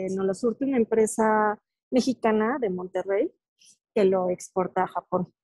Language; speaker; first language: Spanish; native; Spanish